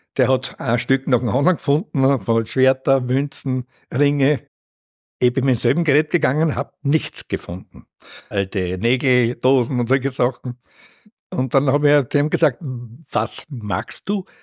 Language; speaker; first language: German; native; German